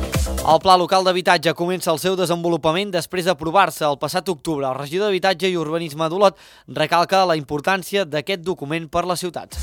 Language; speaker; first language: Catalan; native; Catalan